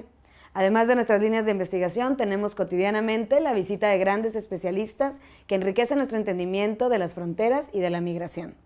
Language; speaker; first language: Spanish; native; Spanish